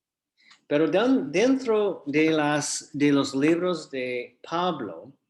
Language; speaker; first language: Spanish; non-native, fluent; English